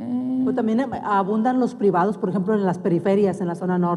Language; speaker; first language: Spanish; native; Spanish